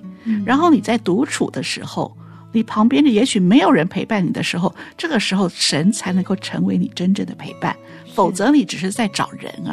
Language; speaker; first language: Chinese; native; Chinese